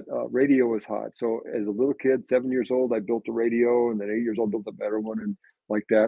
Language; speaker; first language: English; native; English